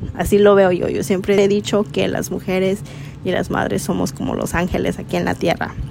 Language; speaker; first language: Spanish; early bilingual, heritage; Spanish